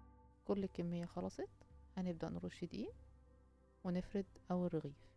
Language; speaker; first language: Arabic; native; Arabic